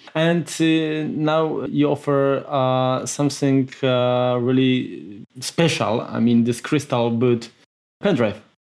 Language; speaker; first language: English; non-native, fluent; Polish